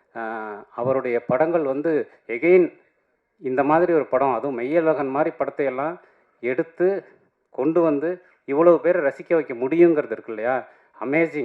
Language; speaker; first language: Tamil; native; Tamil